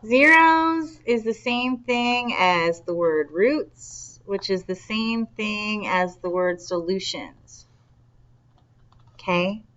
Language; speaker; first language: English; native; English